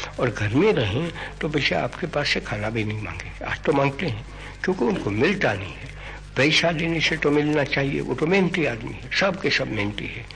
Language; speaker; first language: Hindi; non-native, local second language; Gujarati